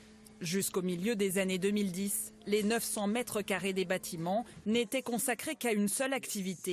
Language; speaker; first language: French; native; French